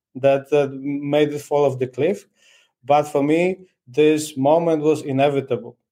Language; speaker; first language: English; non-native, fluent; Polish